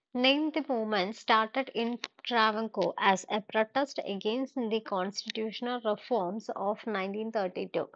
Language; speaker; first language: English; non-native, local second language; Malayalam